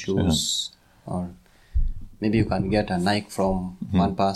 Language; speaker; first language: English; non-native, local second language; Kikuyu